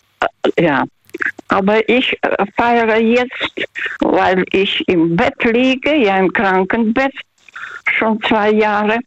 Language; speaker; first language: German; non-native, learner; Russian